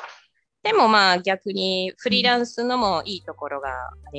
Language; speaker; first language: Japanese; non-native, fluent; Spanish